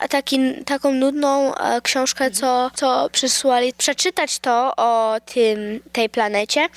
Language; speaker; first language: Polish; early bilingual, heritage; Polish